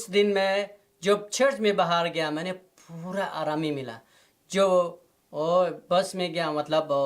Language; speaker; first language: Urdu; non-native, learner; Persian